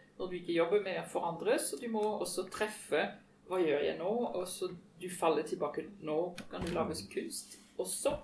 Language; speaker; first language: Norwegian; non-native, fluent; French